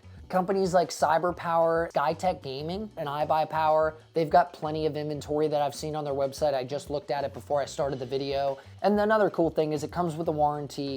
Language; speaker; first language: English; native; English